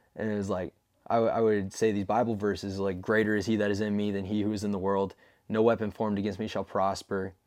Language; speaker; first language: English; native; English